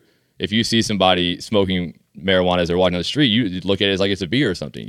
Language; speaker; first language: English; native; English